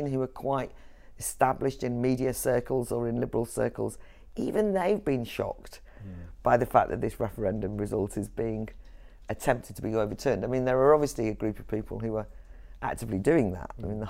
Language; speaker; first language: English; native; English